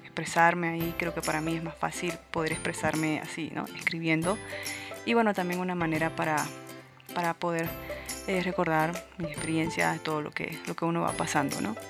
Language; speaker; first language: Spanish; native; Spanish